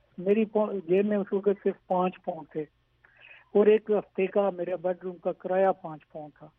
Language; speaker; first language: Urdu; non-native, local second language; Pahari-Potwari